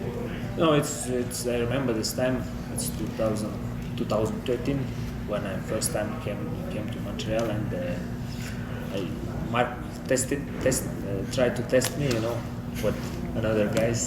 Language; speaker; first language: English; non-native, learner; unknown